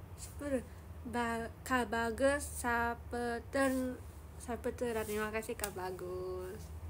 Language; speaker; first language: Indonesian; non-native, learner; Japanese